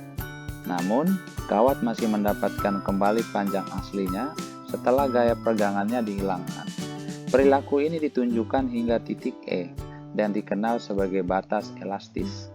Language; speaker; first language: Indonesian; native; Indonesian